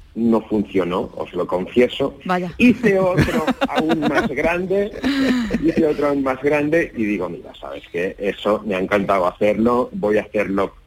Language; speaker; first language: Spanish; native; Spanish